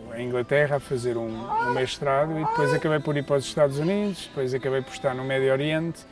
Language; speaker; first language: Portuguese; native; Portuguese